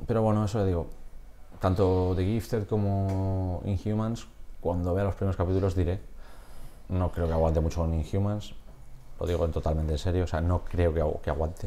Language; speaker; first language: Spanish; native; Spanish